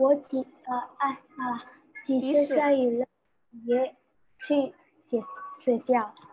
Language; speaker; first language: Chinese; non-native, learner; Indonesian